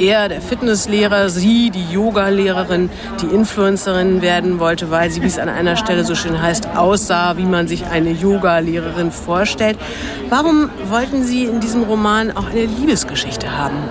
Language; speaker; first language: German; native; German